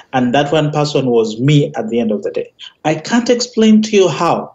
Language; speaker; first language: English; non-native, local second language; Ganda